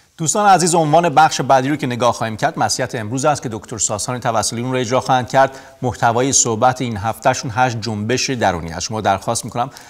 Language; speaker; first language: Persian; non-native, local second language; Armenian